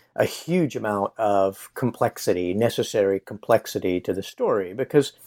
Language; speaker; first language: English; native; English